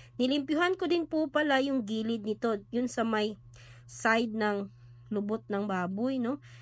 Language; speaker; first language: Filipino; non-native, local second language; Cebuano